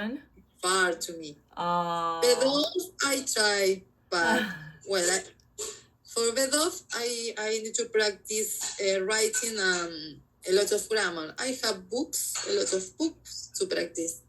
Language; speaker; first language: English; non-native, learner; Spanish